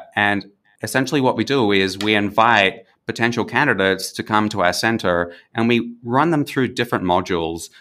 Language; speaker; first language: English; native; English